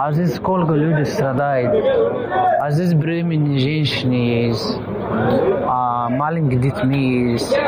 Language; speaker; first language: Russian; non-native, learner; Tajik